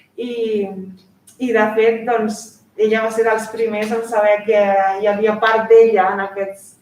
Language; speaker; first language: Catalan; non-native, fluent; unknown